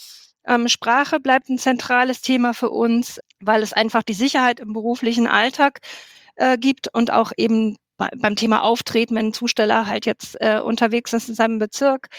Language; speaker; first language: German; native; German